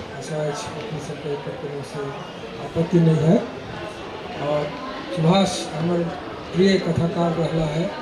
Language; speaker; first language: Hindi; non-native, local second language; Maithili